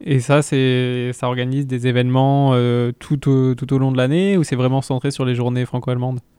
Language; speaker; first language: French; native; French